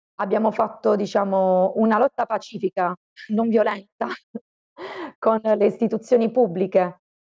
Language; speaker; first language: Italian; native; Italian